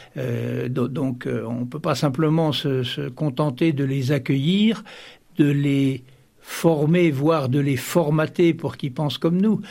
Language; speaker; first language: French; native; French